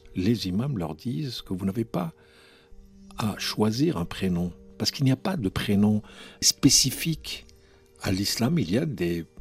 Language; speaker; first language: French; non-native, local second language; Arabic